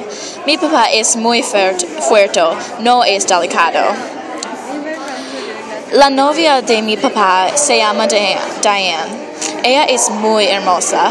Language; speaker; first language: Spanish; non-native, learner; English